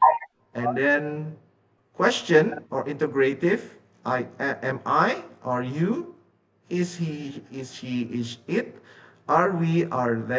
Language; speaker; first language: English; non-native, fluent; Indonesian